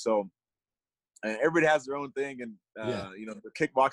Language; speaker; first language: English; native; English